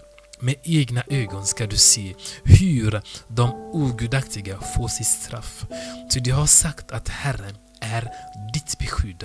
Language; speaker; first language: Swedish; non-native, fluent; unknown